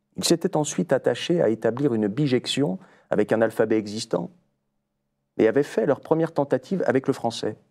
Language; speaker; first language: French; native; French